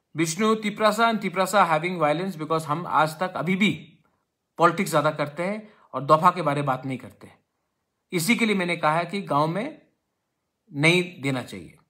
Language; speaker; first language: Hindi; non-native, local second language; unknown